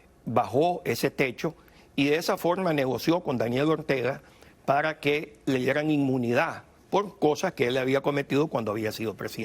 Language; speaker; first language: Spanish; native; Spanish